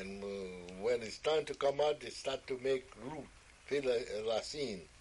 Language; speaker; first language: English; early bilingual, other home language; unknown